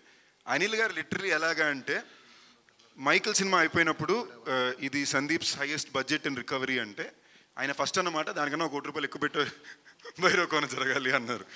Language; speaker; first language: Telugu; native; Telugu